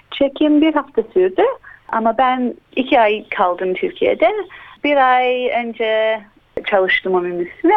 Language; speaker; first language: Turkish; early bilingual, heritage; Turkish